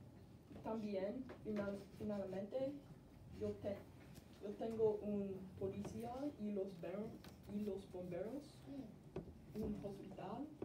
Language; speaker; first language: Spanish; non-native, learner; English